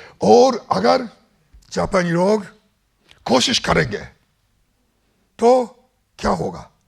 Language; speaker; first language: Hindi; non-native, fluent; Japanese